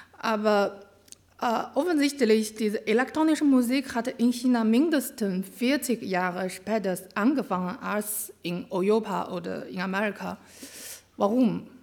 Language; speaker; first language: German; non-native, learner; Chinese